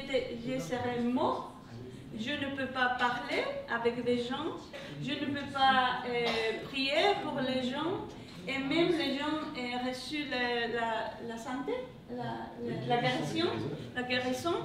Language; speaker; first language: French; non-native, learner; English